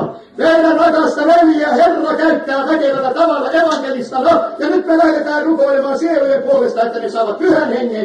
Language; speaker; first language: Finnish; native; Finnish